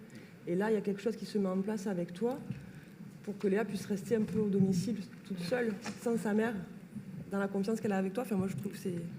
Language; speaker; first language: French; native; French